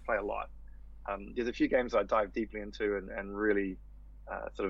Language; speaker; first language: English; native; English